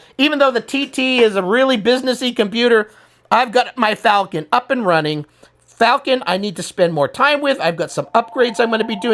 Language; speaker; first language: English; native; English